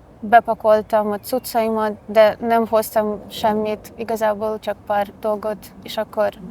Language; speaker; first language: Hungarian; non-native, learner; Ukrainian